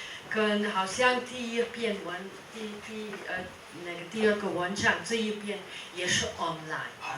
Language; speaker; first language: Chinese; non-native, fluent; Dutch